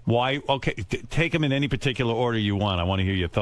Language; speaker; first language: English; native; English